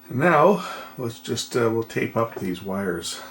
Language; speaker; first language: English; native; English